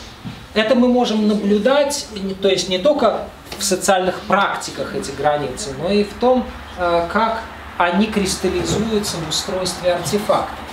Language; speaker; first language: Russian; native; Russian